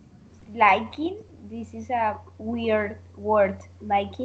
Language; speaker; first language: English; non-native, learner; Spanish